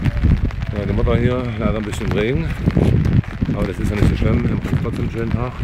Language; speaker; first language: German; native; German